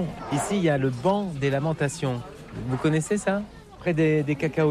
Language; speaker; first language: French; native; French